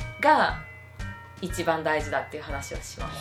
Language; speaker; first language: Japanese; native; Japanese